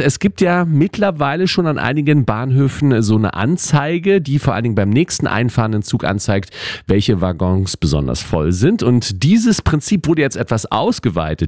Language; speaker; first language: German; native; German